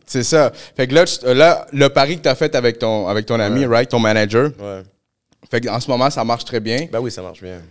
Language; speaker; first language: French; early bilingual, other home language; Spanish